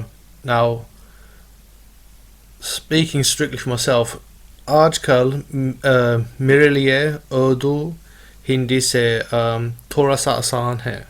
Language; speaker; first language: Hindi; non-native, learner; English